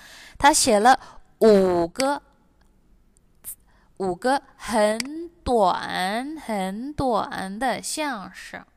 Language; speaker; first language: Chinese; non-native, fluent; Indonesian